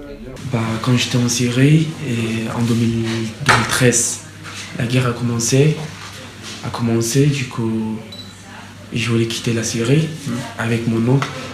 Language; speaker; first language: French; non-native, fluent; Arabic